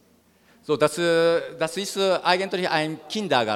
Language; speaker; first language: German; non-native, learner; Japanese